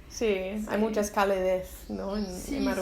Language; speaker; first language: Spanish; non-native, learner; English